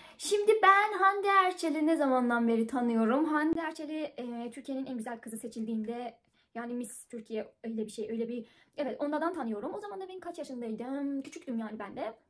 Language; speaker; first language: Turkish; non-native, fluent; Persian